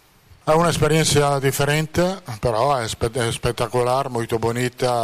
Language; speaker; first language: Portuguese; non-native, fluent; Italian